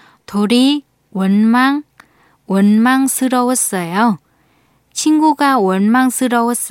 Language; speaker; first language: Korean; non-native, fluent; Vietnamese